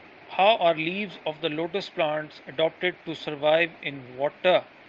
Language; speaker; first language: English; non-native, local second language; Urdu